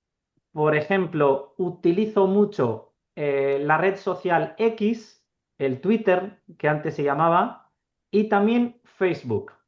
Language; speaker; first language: Spanish; non-native, fluent; Urdu